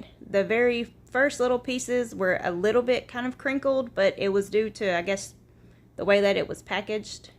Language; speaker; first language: English; native; English